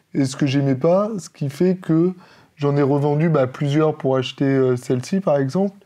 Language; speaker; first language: French; native; French